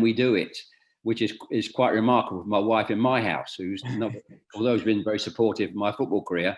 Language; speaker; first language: English; native; English